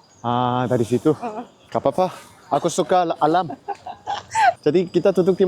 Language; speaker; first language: Indonesian; non-native, learner; Korean